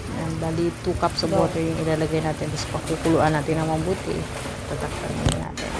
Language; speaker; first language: Filipino; non-native, local second language; Hiligaynon